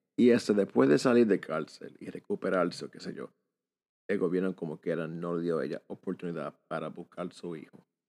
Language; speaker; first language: Spanish; early bilingual, heritage; Spanish